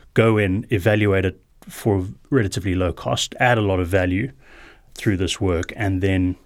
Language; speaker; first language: English; native; English